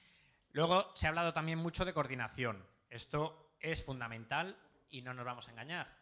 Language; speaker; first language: Spanish; native; Spanish